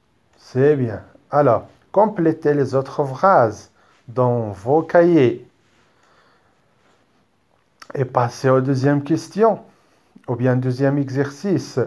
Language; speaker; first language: French; non-native, local second language; Arabic